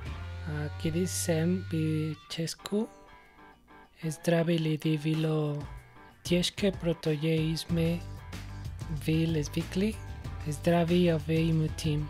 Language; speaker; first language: Czech; non-native, learner; Spanish